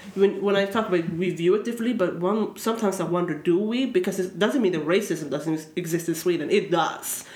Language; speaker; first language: English; early bilingual, other home language; Swedish